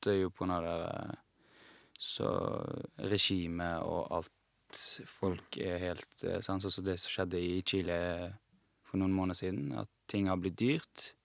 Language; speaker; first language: Norwegian; non-native, fluent; Persian